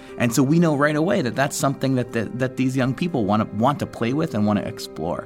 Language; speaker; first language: English; native; English